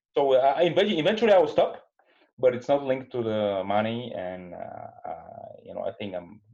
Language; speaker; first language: English; non-native, fluent; Bulgarian